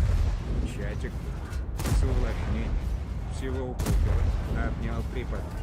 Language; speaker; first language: Russian; native; Russian